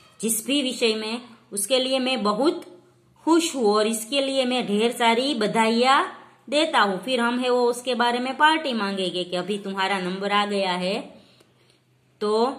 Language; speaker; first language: Hindi; non-native, local second language; Gujarati